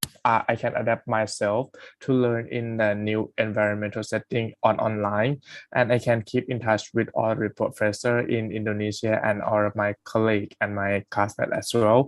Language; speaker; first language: English; non-native, fluent; Thai